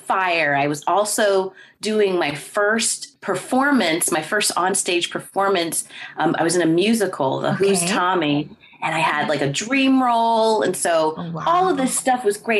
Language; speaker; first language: English; native; English